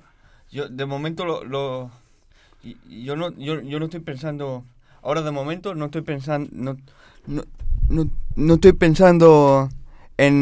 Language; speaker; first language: Catalan; non-native, local second language; Spanish